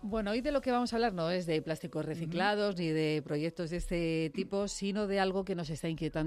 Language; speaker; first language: Spanish; native; Spanish